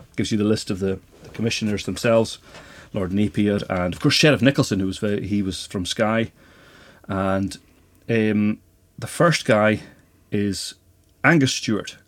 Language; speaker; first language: English; native; English